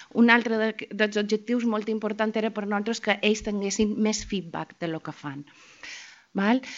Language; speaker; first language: Catalan; native; Catalan